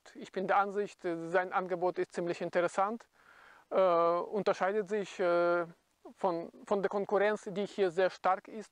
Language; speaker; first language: German; non-native, fluent; Russian